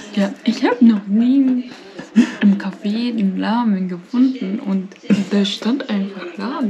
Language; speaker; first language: German; non-native, fluent; Japanese